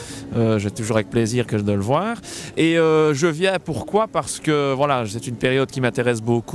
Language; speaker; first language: French; native; French